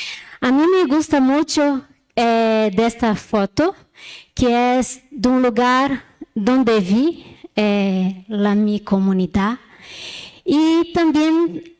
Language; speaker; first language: Spanish; non-native, learner; Portuguese